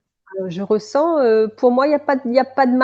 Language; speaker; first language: French; native; French